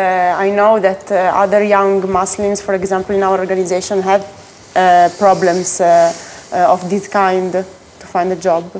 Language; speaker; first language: English; non-native, fluent; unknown